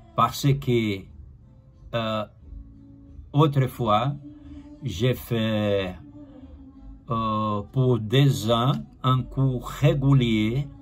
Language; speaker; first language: French; non-native, fluent; Portuguese